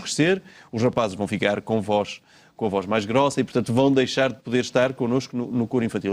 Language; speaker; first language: Portuguese; native; Portuguese